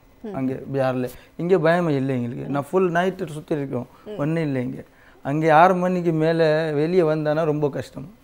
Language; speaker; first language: Tamil; non-native, local second language; Hindi